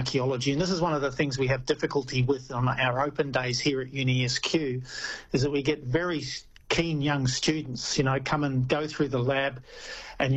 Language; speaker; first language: English; native; English